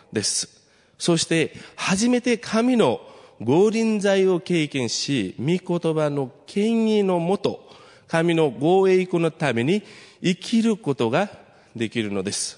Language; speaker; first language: Japanese; non-native, fluent; Nepali